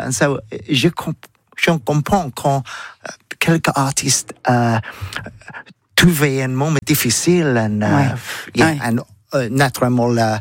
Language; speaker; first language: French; non-native, learner; English